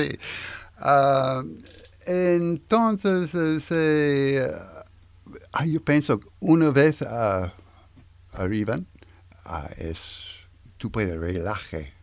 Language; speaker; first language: Spanish; non-native, learner; French